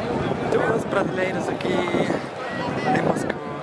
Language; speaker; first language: Portuguese; non-native, fluent; German